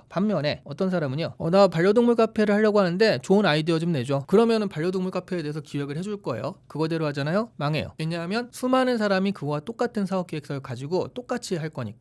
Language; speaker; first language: Korean; native; Korean